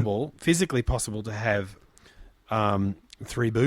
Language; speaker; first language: English; native; English